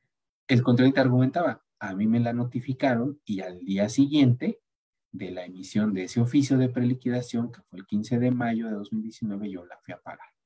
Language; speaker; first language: Spanish; native; Spanish